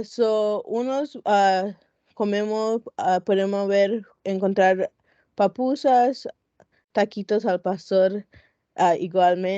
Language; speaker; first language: Spanish; non-native, local second language; English